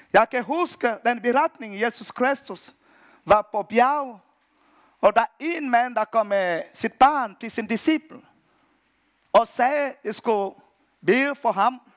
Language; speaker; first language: Danish; non-native, fluent; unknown